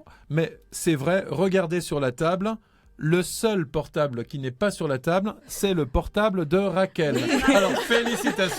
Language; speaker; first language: French; native; French